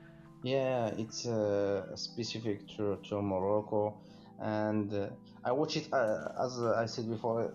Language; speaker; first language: English; non-native, learner; Arabic